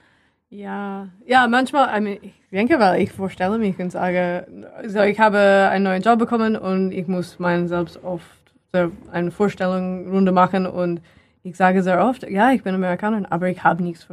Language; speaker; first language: German; non-native, learner; English